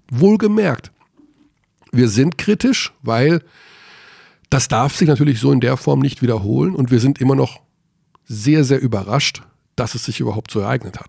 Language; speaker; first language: German; native; German